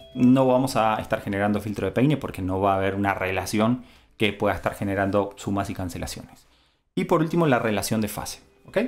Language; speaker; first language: Spanish; native; Spanish